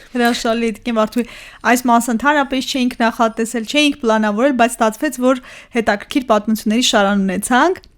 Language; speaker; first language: Armenian; native; Armenian